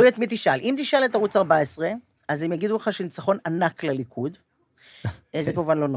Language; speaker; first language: Hebrew; native; Hebrew